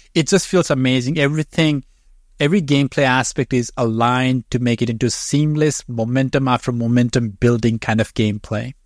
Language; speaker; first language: English; non-native, fluent; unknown